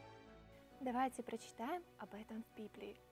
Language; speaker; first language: Russian; native; Russian